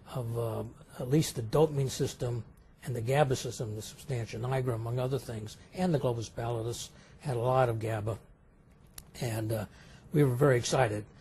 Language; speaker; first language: English; native; English